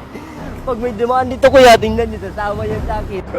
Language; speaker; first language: Filipino; non-native, local second language; Cebuano